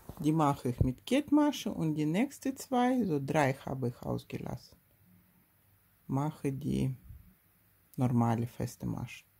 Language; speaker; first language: German; non-native, learner; Russian